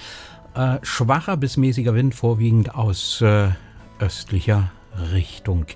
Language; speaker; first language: German; native; German